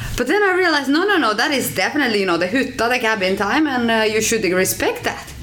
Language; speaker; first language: English; non-native, fluent; Finnish